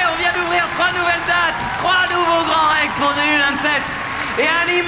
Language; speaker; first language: French; native; French